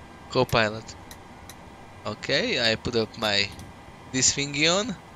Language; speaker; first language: English; non-native, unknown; Slovak